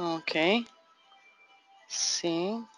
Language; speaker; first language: Spanish; non-native, fluent; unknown